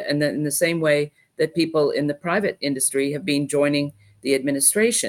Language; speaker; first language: English; native; English